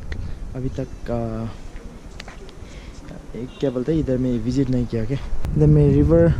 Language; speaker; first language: Hindi; non-native, local second language; Nepali